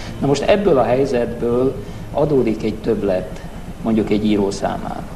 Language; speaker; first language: Hungarian; non-native, local second language; German